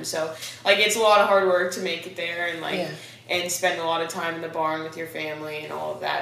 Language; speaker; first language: English; native; English